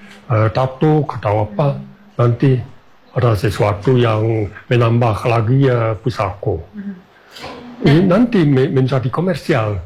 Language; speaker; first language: Indonesian; non-native, fluent; German